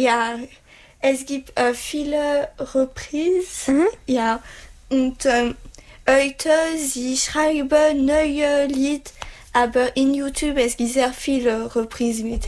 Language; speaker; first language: German; non-native, learner; French